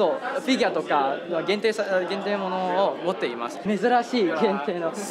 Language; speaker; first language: Japanese; non-native, fluent; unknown